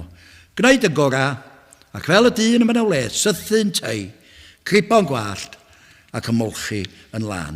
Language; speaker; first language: Welsh; native; Welsh